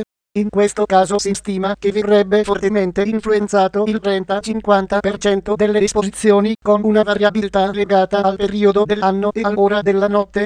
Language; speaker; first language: Italian; native; Italian